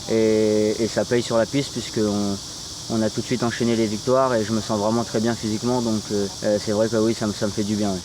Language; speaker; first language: French; native; French